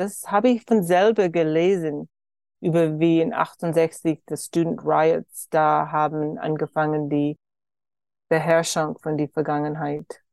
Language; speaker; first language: German; early bilingual, heritage; German